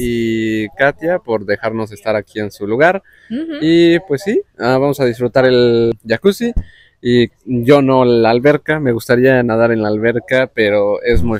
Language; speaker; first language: Spanish; native; Spanish